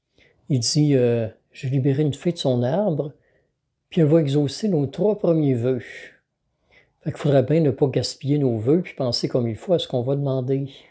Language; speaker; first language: French; native; French